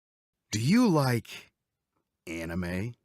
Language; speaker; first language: English; native; English